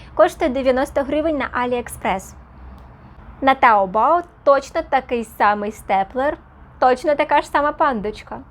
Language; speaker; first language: Ukrainian; non-native, local second language; Russian